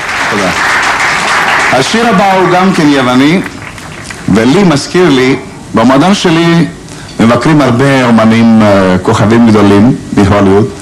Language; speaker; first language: Hebrew; non-native, fluent; Greek